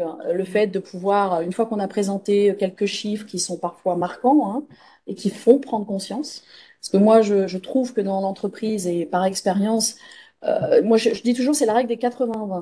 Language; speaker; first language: French; native; French